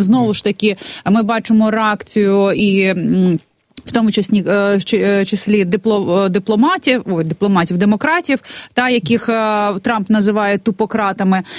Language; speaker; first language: Ukrainian; native; Ukrainian